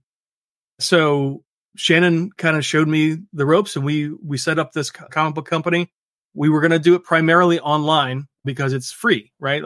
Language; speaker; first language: English; native; English